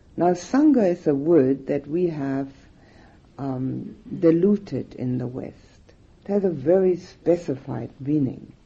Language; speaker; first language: English; non-native, fluent; German